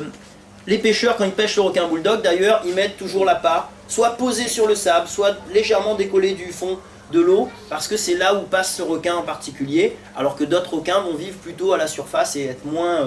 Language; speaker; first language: French; native; French